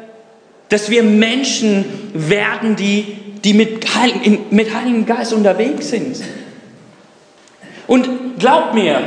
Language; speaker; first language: German; non-native, fluent; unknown